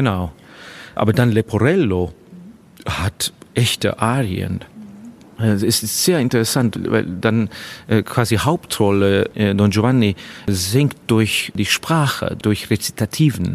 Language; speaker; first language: German; non-native, fluent; Estonian